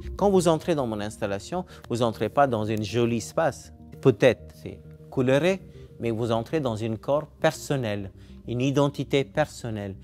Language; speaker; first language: French; non-native, fluent; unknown